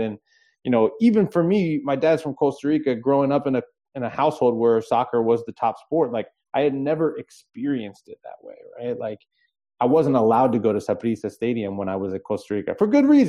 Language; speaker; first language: English; native; English